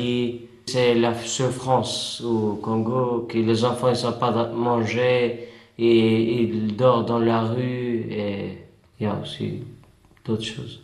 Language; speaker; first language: French; non-native, learner; Albanian